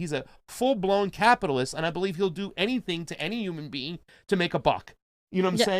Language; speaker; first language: English; native; English